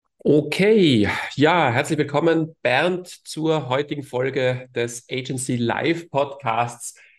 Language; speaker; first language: German; native; German